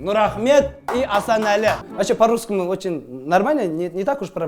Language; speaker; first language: Russian; non-native, local second language; Kazakh